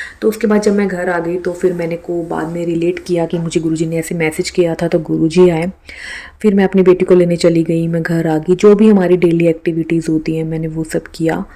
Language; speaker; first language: Hindi; native; Hindi